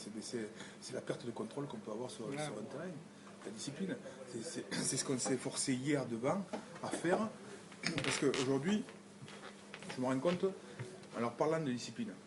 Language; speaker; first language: French; native; French